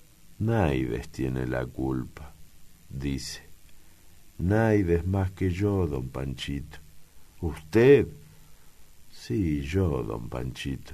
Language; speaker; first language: Spanish; native; Spanish